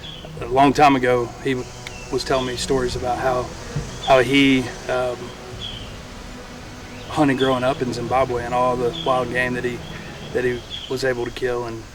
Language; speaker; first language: English; native; English